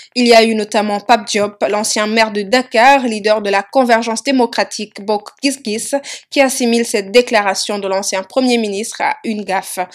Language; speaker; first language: French; non-native, local second language; Wolof